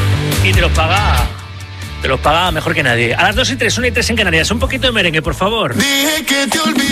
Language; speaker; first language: Spanish; native; Spanish